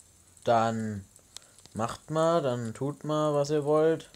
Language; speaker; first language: German; native; German